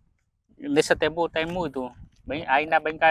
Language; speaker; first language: Portuguese; non-native, local second language; Vietnamese